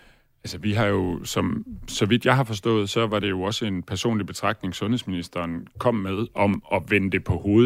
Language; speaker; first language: Danish; native; Danish